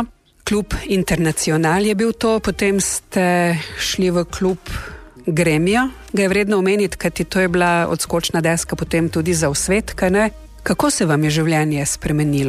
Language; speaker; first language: Slovenian; native; Slovenian